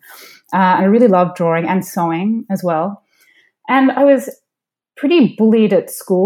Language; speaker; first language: English; native; English